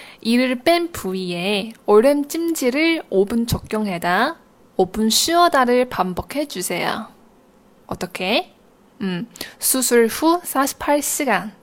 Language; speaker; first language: Korean; non-native, fluent; Chinese